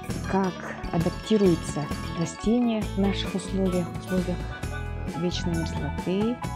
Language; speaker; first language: Russian; native; Russian